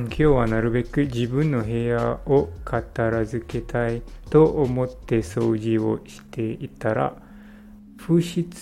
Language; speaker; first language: Japanese; non-native, learner; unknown